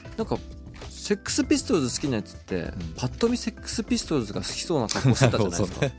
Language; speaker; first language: Japanese; native; Japanese